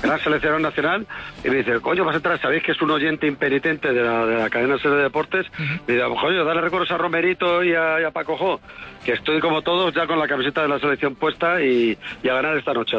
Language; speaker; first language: Spanish; native; Spanish